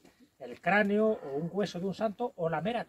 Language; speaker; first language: Spanish; native; Spanish